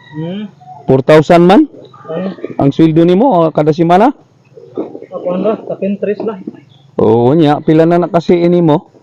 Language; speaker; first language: Filipino; non-native, local second language; Cebuano